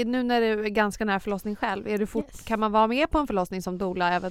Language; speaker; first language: Swedish; native; Swedish